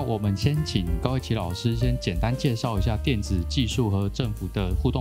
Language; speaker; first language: Chinese; native; Chinese